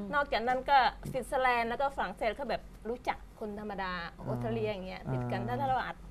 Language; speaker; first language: Thai; non-native, fluent; Khmer